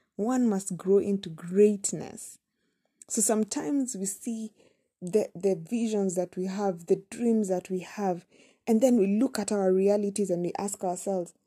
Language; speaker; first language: English; non-native, local second language; Kamba